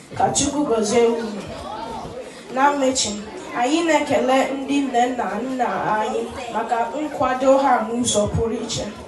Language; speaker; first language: Igbo; early bilingual, heritage; Igbo